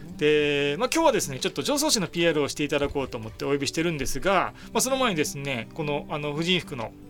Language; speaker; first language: Japanese; native; Japanese